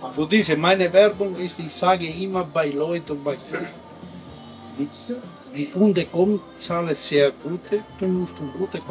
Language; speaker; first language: German; non-native, learner; Italian